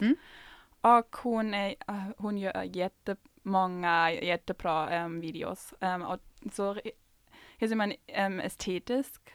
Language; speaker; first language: Swedish; non-native, fluent; German